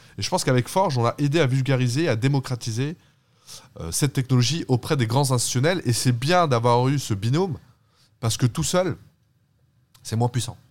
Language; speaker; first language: French; early bilingual, other home language; Turkish